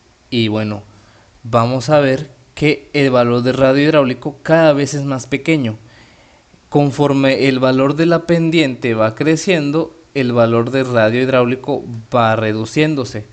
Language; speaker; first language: Spanish; native; Spanish